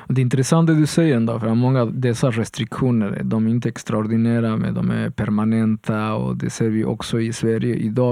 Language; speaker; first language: Swedish; non-native, fluent; Spanish